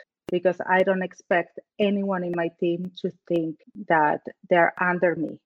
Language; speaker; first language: English; non-native, fluent; Spanish